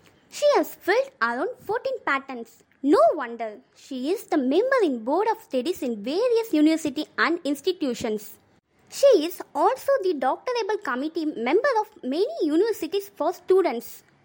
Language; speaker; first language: English; non-native, local second language; Tamil